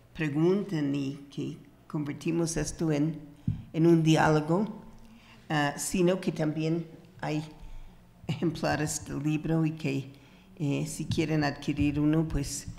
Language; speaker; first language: Spanish; non-native, fluent; English